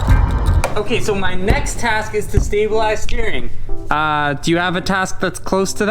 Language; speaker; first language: English; native; English